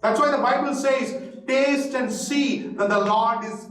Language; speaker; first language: English; non-native, local second language; Tamil